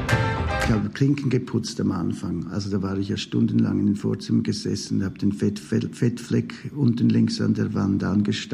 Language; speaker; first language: German; native; German